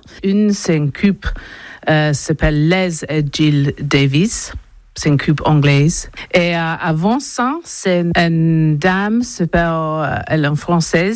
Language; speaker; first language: French; non-native, learner; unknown